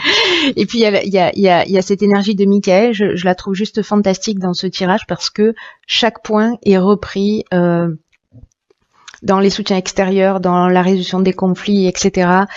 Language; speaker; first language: French; native; French